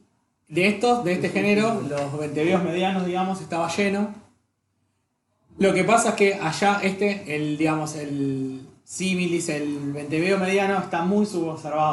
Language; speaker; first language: Spanish; native; Spanish